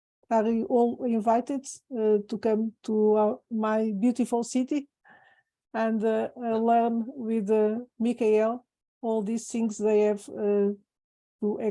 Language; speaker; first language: English; non-native, fluent; Portuguese